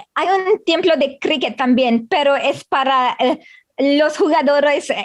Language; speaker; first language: Spanish; non-native, learner; English